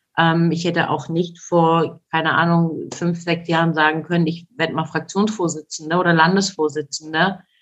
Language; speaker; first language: German; early bilingual, other home language; Turkish